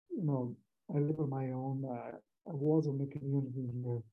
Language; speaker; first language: English; native; English